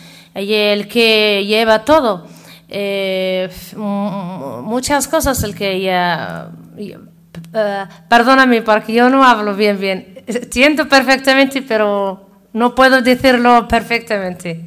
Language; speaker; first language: Spanish; non-native, learner; Arabic